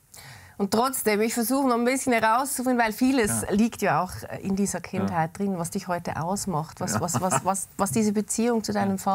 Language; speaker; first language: German; native; German